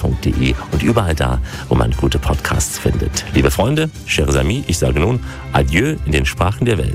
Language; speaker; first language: German; native; German